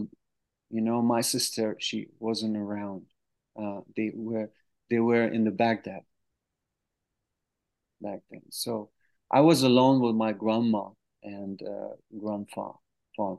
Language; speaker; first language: English; non-native, fluent; Arabic